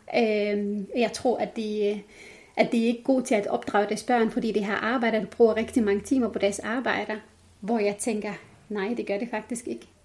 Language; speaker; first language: Danish; non-native, fluent; Arabic